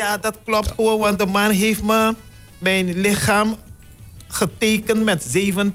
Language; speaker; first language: Dutch; non-native, local second language; Papiamento